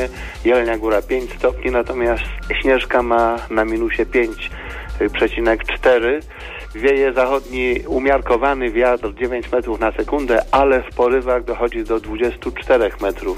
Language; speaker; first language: Polish; native; Polish